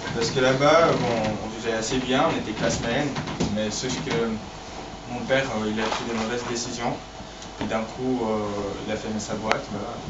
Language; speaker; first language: French; non-native, fluent; Portuguese